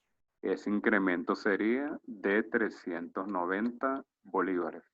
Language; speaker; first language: Spanish; native; Spanish